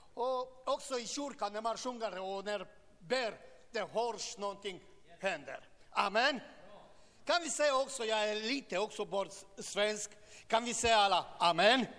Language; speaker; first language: Swedish; non-native, learner; Romanian